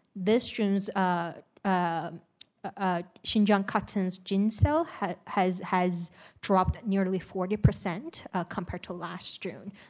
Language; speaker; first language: English; non-native, fluent; Uyghur